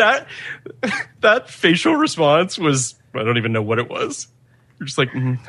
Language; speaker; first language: English; native; English